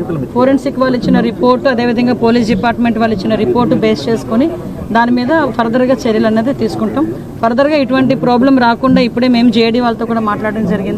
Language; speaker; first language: Telugu; native; Telugu